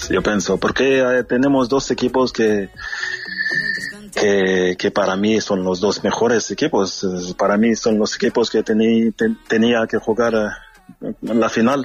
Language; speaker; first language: Spanish; non-native, learner; French